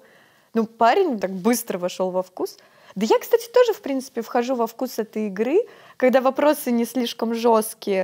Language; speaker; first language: Russian; native; Russian